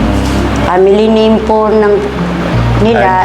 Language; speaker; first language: Filipino; non-native, local second language; Bikol